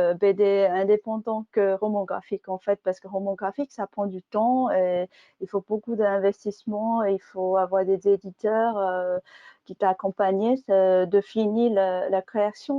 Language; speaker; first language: French; non-native, fluent; Chinese